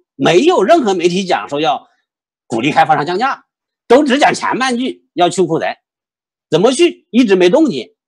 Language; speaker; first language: Chinese; native; Chinese